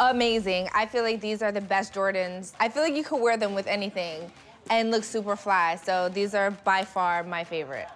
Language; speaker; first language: English; native; English